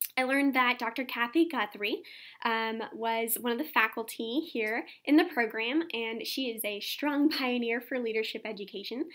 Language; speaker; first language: English; native; English